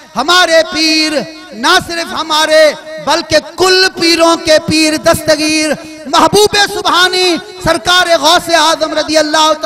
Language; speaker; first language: Urdu; non-native, local second language; Sindhi